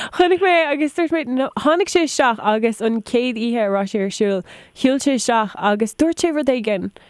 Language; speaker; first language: Irish; non-native, local second language; English